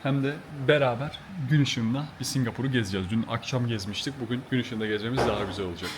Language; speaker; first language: Turkish; native; Turkish